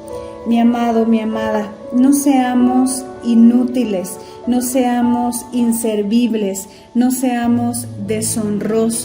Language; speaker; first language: Spanish; native; Spanish